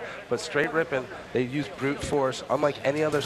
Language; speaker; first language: English; native; English